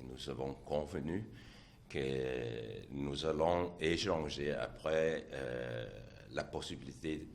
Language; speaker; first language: French; non-native, fluent; Danish